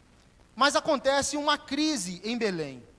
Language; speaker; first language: Portuguese; native; Portuguese